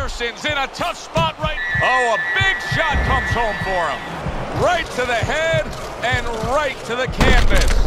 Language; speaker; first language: English; native; English